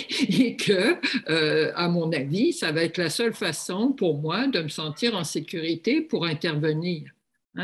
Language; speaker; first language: French; native; French